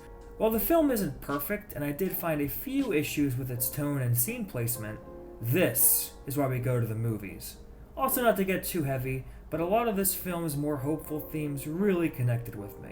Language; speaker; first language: English; native; English